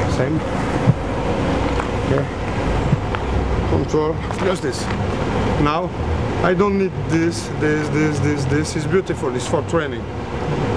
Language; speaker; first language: English; non-native, learner; French